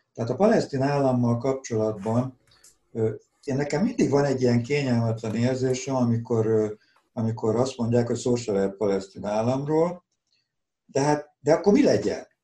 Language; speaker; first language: Hungarian; native; Hungarian